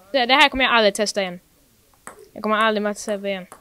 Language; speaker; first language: Swedish; native; Swedish